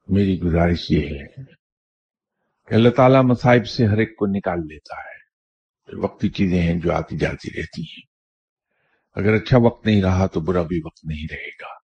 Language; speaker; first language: Urdu; native; Urdu